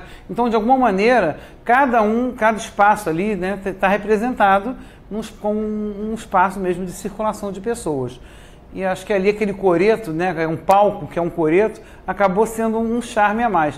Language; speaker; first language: Portuguese; native; Portuguese